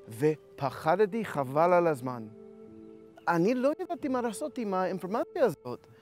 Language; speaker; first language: Hebrew; non-native, fluent; English